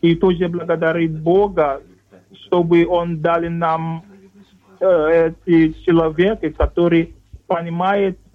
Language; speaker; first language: Russian; non-native, learner; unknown